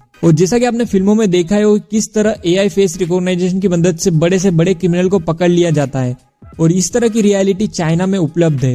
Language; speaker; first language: Hindi; native; Hindi